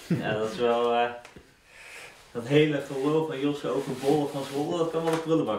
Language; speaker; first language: Dutch; native; Dutch